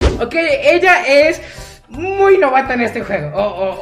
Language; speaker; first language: Spanish; native; Spanish